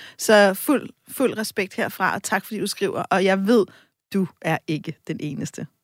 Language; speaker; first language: Danish; native; Danish